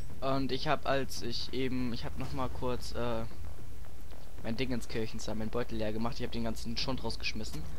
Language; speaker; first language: German; native; German